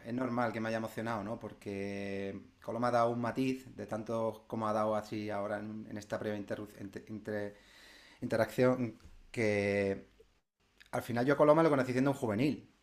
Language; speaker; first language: Spanish; native; Spanish